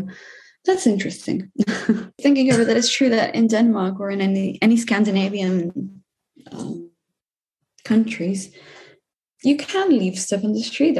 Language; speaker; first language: English; non-native, fluent; Czech